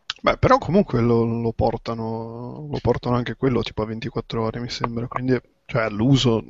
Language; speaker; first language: Italian; native; Italian